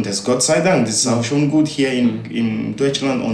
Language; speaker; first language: German; non-native, learner; Ewe